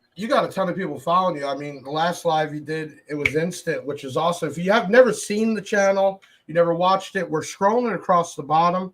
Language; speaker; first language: English; native; English